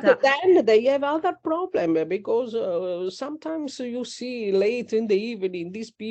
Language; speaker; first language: English; non-native, learner; Italian